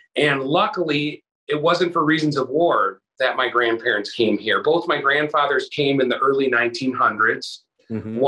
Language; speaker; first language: English; native; English